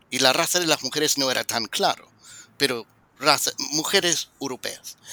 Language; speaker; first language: Spanish; non-native, fluent; English